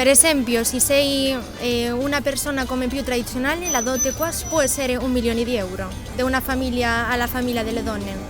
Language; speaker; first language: Italian; non-native, learner; Spanish